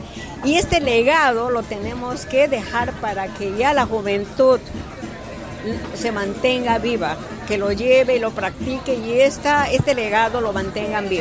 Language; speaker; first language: Spanish; native; Spanish